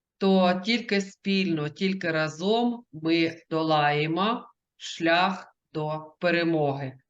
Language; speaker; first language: Ukrainian; native; Ukrainian